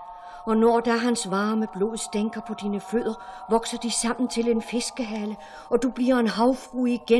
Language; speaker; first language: Danish; native; Danish